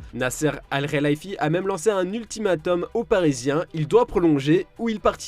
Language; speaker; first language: French; native; French